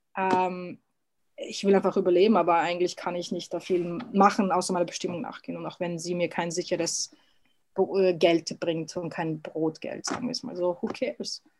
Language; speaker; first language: German; early bilingual, other home language; Serbian